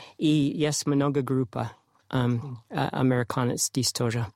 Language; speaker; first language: Russian; non-native, learner; English